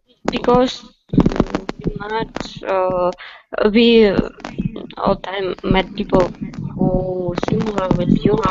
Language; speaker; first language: English; non-native, learner; Russian